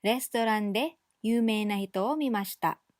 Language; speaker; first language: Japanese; non-native, fluent; English